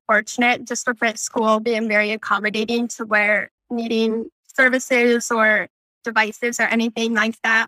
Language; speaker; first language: English; native; English